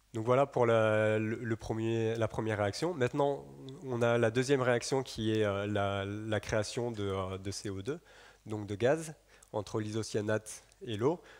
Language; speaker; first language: French; native; French